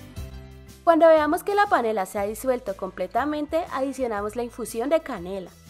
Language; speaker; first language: Spanish; native; Spanish